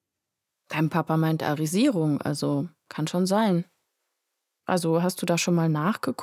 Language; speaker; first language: German; native; German